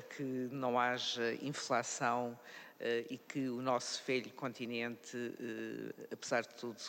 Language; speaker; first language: Portuguese; native; Portuguese